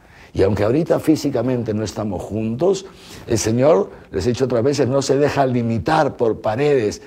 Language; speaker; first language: Spanish; native; Spanish